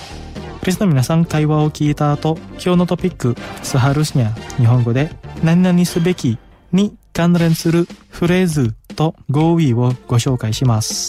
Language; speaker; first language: Japanese; non-native, fluent; Indonesian